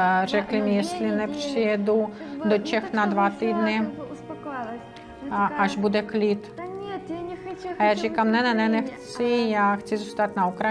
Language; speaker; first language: Czech; non-native, learner; Ukrainian